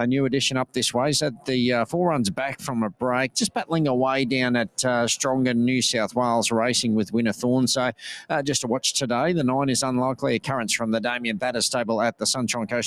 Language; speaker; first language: English; native; English